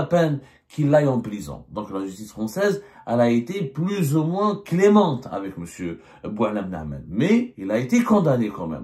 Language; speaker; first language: French; non-native, local second language; Arabic